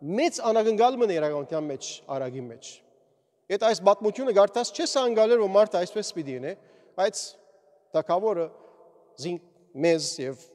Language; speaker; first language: Armenian; early bilingual, heritage; Armenian